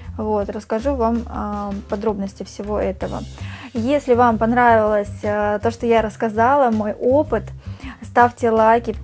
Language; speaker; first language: Russian; native; Russian